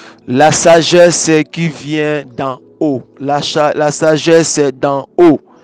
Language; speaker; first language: French; non-native, local second language; Lingala